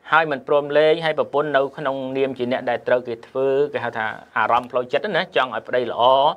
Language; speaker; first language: Khmer; native; Khmer